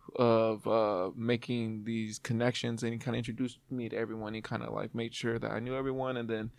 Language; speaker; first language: English; native; English